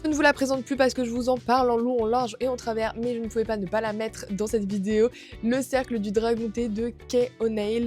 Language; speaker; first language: French; native; French